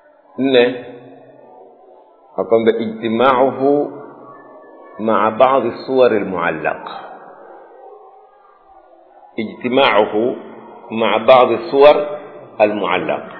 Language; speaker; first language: Arabic; non-native, fluent; Swahili